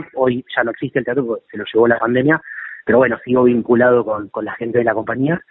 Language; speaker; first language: Spanish; native; Spanish